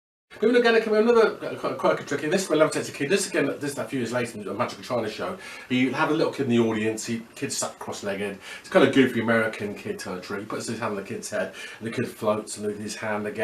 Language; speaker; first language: English; native; English